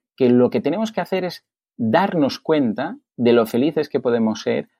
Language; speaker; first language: Spanish; native; Spanish